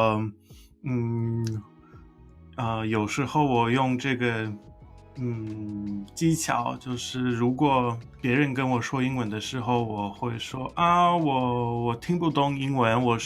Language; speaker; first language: Chinese; non-native, fluent; English